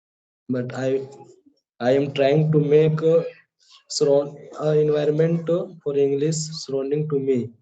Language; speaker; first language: English; non-native, learner; Hindi